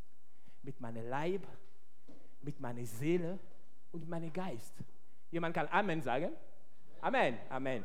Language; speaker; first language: German; non-native, fluent; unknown